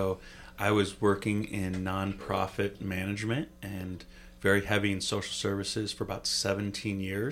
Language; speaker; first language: English; native; English